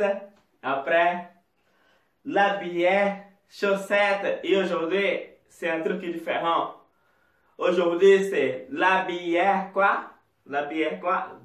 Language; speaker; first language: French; non-native, learner; Portuguese